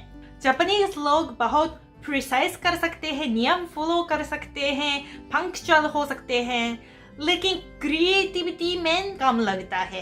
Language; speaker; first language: Hindi; non-native, fluent; Japanese